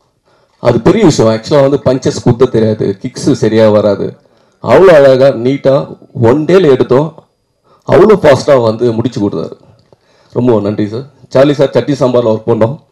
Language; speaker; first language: Tamil; native; Tamil